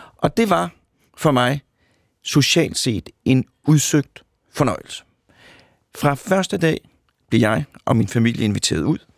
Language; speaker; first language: Danish; native; Danish